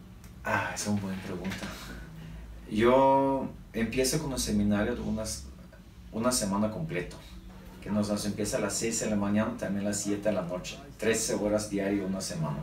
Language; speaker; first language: Spanish; non-native, learner; Norwegian